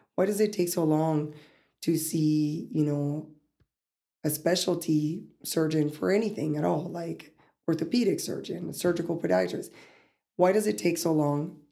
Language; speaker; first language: English; early bilingual, other home language; Spanish